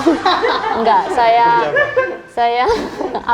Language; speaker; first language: Indonesian; non-native, fluent; Spanish